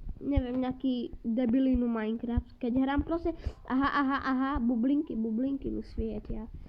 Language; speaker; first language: Slovak; non-native, local second language; Czech